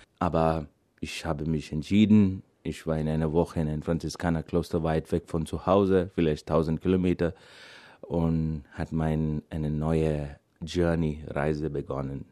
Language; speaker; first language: German; non-native, fluent; Malayalam